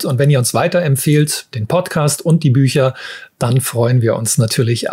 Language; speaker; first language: German; native; German